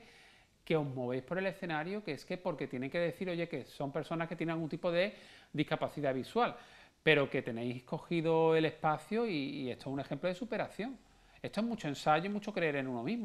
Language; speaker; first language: Spanish; native; Spanish